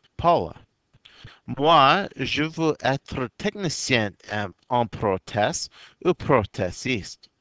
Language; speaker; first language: French; non-native, fluent; English